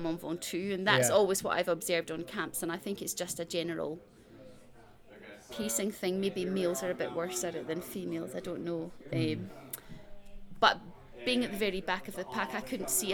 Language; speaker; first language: English; native; English